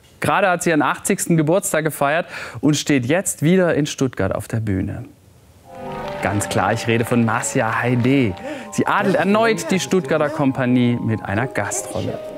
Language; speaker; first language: German; native; German